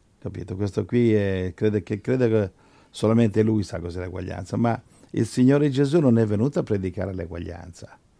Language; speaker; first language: Italian; native; Italian